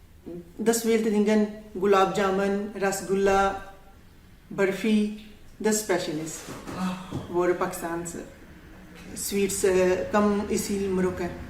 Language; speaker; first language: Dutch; non-native, learner; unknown